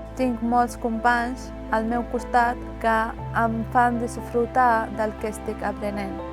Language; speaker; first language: Catalan; non-native, learner; Arabic